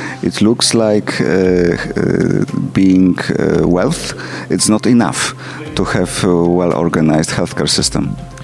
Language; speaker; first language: English; non-native, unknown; Polish